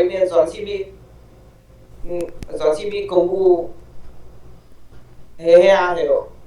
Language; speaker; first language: Korean; non-native, learner; Vietnamese